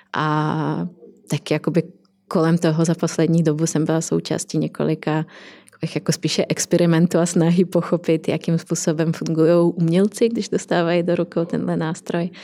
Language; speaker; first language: Czech; non-native, fluent; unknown